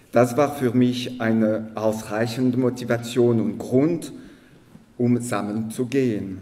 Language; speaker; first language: German; non-native, local second language; French